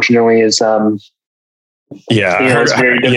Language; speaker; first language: English; early bilingual, other home language; Chinese